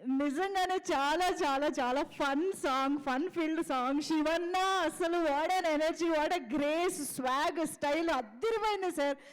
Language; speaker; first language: Telugu; native; Telugu